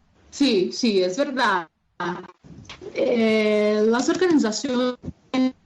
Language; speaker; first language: Spanish; non-native, fluent; Portuguese